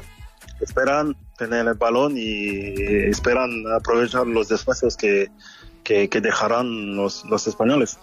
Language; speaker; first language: Spanish; non-native, learner; French